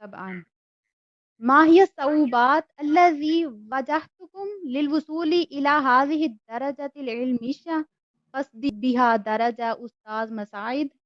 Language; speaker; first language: Arabic; non-native, fluent; Urdu